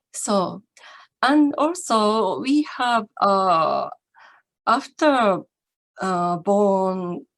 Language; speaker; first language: English; non-native, learner; Japanese